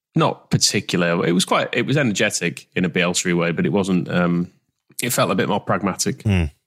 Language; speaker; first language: English; native; English